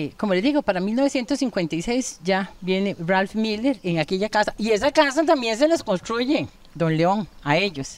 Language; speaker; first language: Spanish; native; Spanish